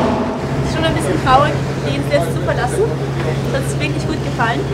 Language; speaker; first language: German; native; German